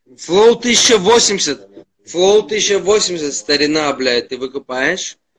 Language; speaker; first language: Russian; native; Russian